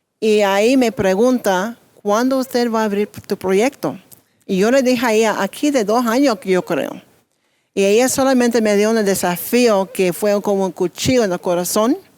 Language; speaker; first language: Spanish; non-native, fluent; English